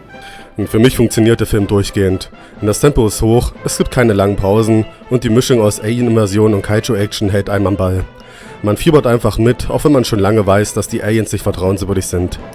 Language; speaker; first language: German; native; German